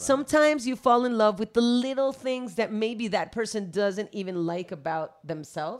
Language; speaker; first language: English; non-native, fluent; Spanish